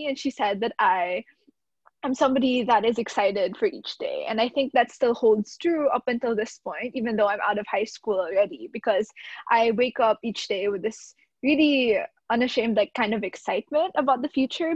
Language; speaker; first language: English; non-native, local second language; Filipino